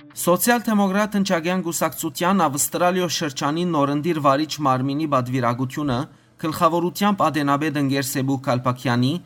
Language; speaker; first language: Armenian; early bilingual, heritage; Armenian